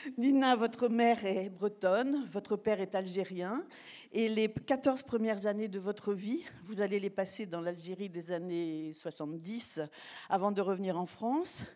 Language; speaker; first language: French; native; French